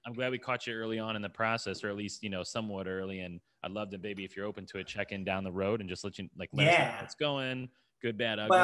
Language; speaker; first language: English; native; English